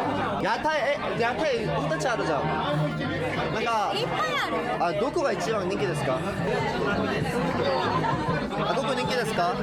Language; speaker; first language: Japanese; non-native, learner; Korean